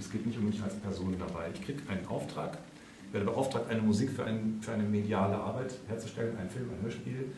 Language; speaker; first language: German; native; German